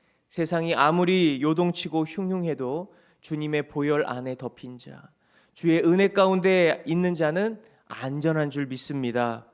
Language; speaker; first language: Korean; native; Korean